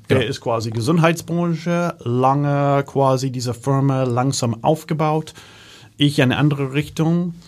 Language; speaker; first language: German; non-native, fluent; English